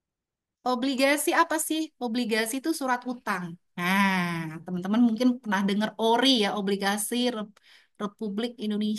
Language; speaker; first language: Indonesian; native; Indonesian